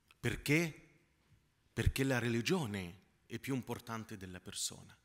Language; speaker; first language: Italian; non-native, fluent; Arabic